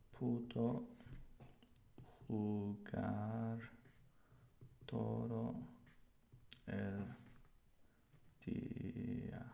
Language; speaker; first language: Spanish; non-native, learner; English